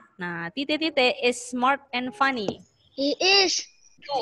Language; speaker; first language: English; non-native, learner; Indonesian